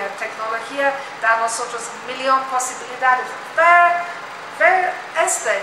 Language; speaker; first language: Spanish; non-native, learner; English